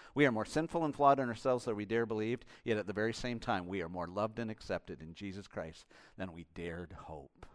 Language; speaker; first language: English; native; English